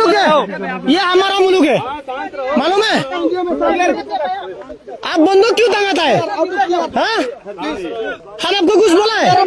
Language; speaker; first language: Hindi; non-native, learner; Bangla